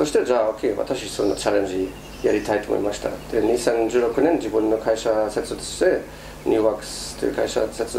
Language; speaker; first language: Japanese; non-native, fluent; German